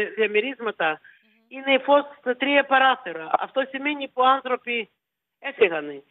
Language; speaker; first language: Greek; early bilingual, heritage; Ukrainian